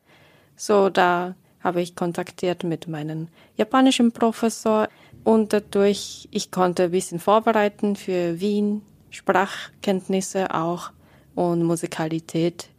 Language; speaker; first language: German; non-native, learner; Japanese